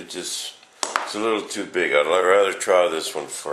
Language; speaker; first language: English; native; English